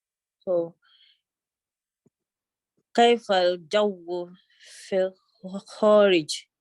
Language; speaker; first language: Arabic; non-native, learner; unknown